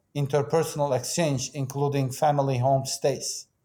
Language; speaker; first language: English; non-native, fluent; Turkish